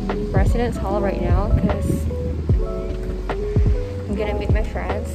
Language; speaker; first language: English; non-native, fluent; Indonesian